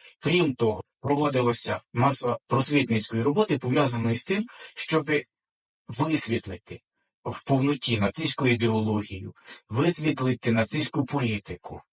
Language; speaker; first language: Ukrainian; native; Ukrainian